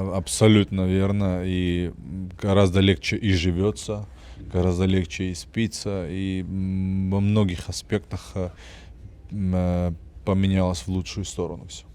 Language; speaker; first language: Russian; non-native, fluent; Georgian